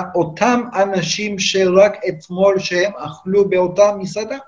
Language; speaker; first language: Hebrew; non-native, fluent; Turkish